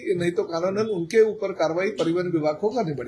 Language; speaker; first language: Hindi; non-native, local second language; Marathi